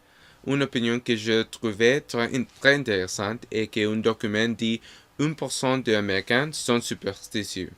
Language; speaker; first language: French; non-native, learner; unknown